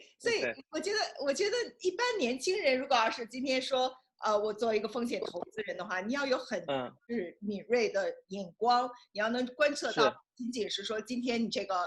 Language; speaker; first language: Chinese; native; Chinese